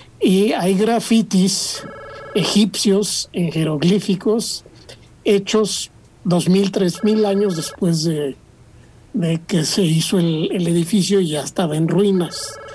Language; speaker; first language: Spanish; native; Spanish